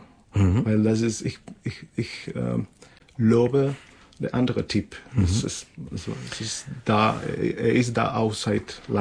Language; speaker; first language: German; non-native, fluent; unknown